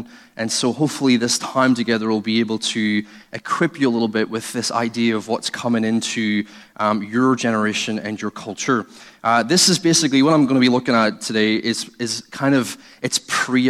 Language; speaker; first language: English; native; English